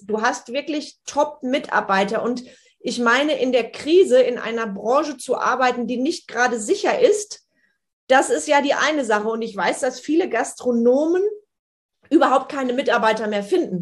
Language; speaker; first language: German; native; German